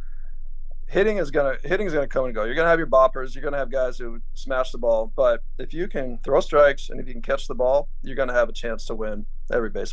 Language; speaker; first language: English; native; English